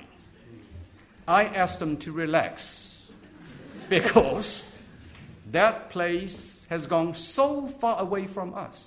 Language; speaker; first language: English; non-native, fluent; Chinese